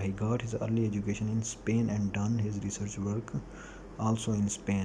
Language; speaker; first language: English; non-native, local second language; Urdu